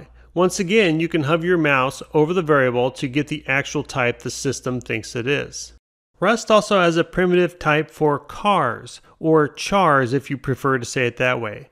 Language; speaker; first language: English; native; English